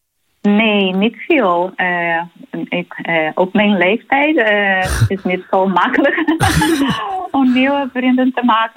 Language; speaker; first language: Dutch; non-native, learner; Portuguese